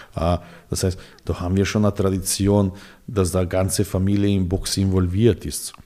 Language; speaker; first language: German; non-native, fluent; Serbian